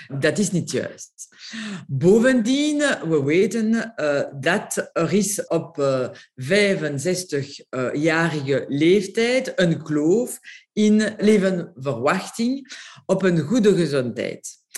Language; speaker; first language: Dutch; non-native, local second language; French